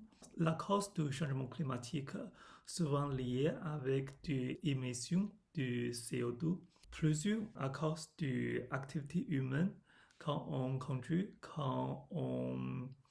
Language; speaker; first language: French; non-native, learner; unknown